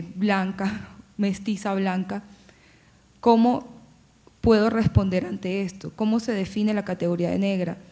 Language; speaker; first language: Spanish; native; Spanish